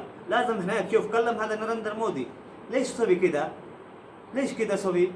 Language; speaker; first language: Arabic; non-native, learner; Urdu